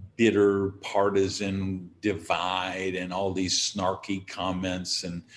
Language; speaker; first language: English; native; English